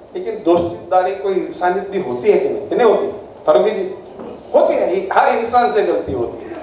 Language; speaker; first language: Hindi; non-native, local second language; Marathi